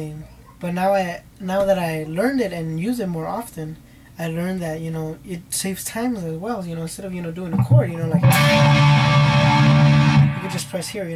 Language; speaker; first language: English; early bilingual, other home language; Spanish